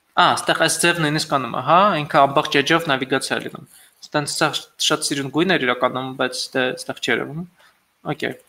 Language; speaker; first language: Armenian; native; Armenian